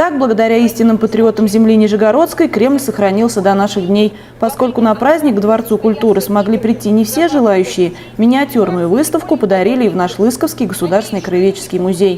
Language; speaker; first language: Russian; native; Russian